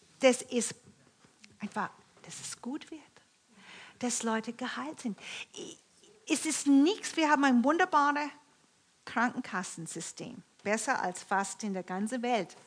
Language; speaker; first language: German; non-native, fluent; English